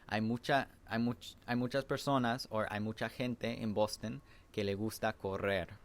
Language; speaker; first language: Spanish; non-native, fluent; English